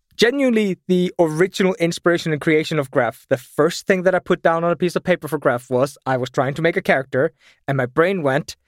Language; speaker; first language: English; non-native, fluent; German